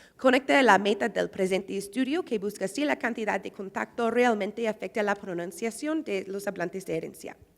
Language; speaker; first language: Spanish; non-native, fluent; English